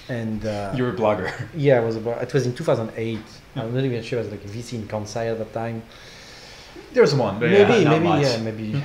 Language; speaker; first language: English; non-native, fluent; French